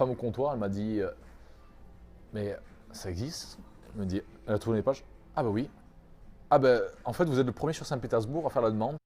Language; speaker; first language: French; native; French